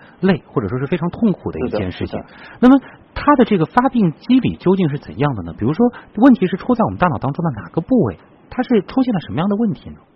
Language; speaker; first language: Chinese; native; Chinese